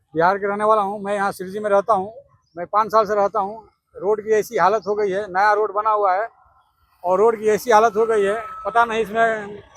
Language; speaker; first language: Hindi; native; Hindi